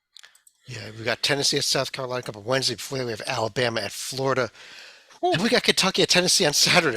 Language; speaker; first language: English; native; English